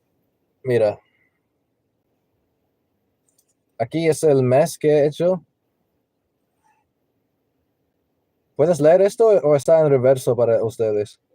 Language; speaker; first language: Spanish; non-native, learner; English